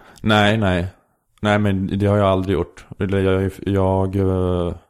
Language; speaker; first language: Swedish; native; Swedish